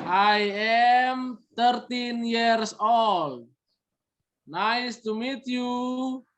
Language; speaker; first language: English; non-native, learner; Indonesian